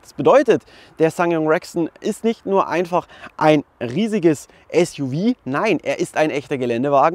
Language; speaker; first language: German; native; German